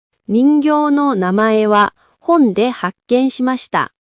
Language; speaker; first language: Japanese; non-native, fluent; Korean